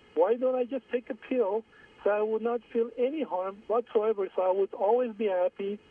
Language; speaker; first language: English; non-native, fluent; Armenian